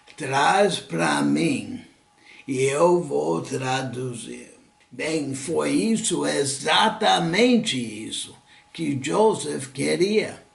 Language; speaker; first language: Portuguese; non-native, fluent; English